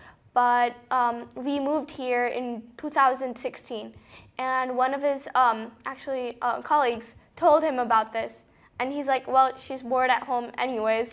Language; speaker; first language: English; early bilingual, other home language; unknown